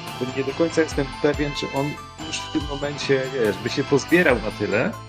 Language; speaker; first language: Polish; native; Polish